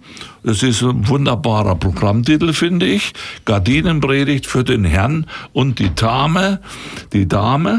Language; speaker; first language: German; native; German